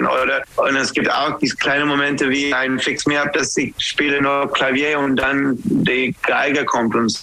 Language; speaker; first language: German; non-native, fluent; English